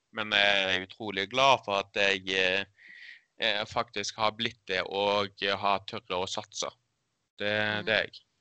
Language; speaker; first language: Norwegian; early bilingual, other home language; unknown